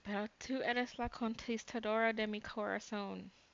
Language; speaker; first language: Spanish; early bilingual, heritage; English